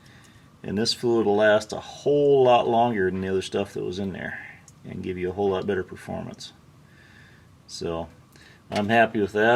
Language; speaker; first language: English; native; English